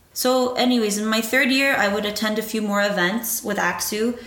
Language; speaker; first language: English; early bilingual, other home language; Arabic